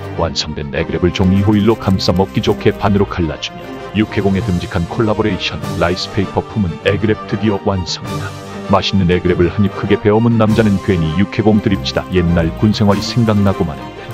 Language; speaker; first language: Korean; native; Korean